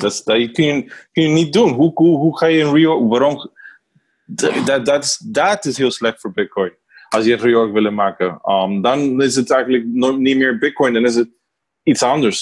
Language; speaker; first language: Dutch; non-native, learner; Spanish